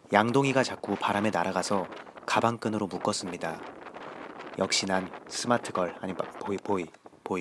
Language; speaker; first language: Korean; native; Korean